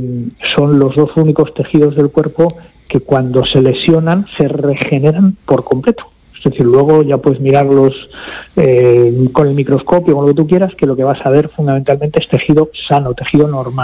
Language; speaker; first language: Spanish; native; Spanish